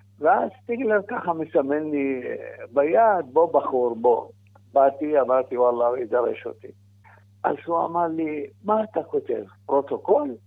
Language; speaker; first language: Hebrew; non-native, fluent; Arabic